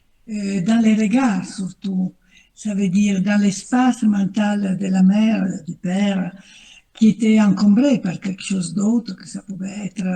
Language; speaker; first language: French; non-native, fluent; Italian